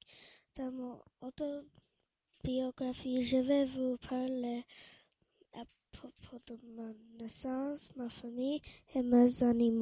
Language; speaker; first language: French; non-native, learner; English